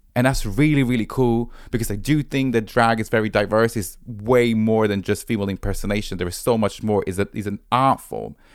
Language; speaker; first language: English; non-native, fluent; Italian